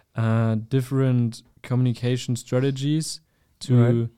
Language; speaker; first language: English; non-native, fluent; German